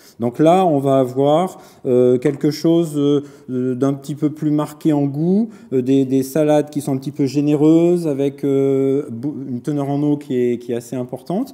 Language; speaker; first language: French; native; French